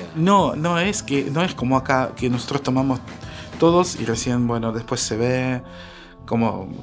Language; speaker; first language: Spanish; non-native, fluent; Russian